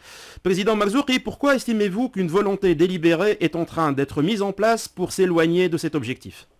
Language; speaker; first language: French; non-native, local second language; Arabic